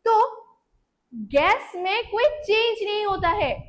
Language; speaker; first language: Hindi; non-native, local second language; Bangla